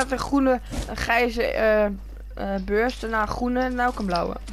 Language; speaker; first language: Dutch; native; Dutch